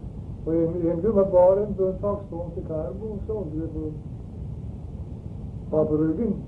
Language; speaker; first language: Swedish; early bilingual, heritage; Swedish